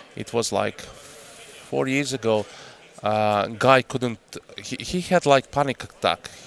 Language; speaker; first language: English; non-native, fluent; Croatian